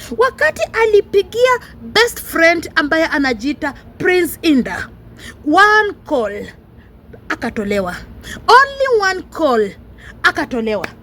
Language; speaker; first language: Swahili; non-native, local second language; Luyia